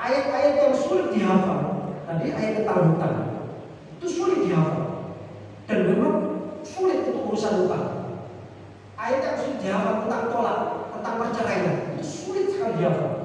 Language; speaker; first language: Indonesian; non-native, local second language; Javanese